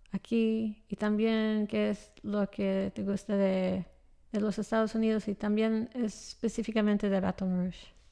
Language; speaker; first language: Spanish; non-native, fluent; English